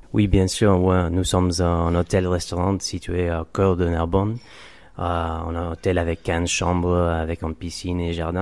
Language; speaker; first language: French; non-native, fluent; Spanish